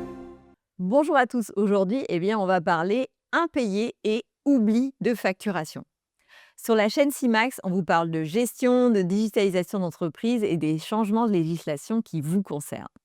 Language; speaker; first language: French; native; French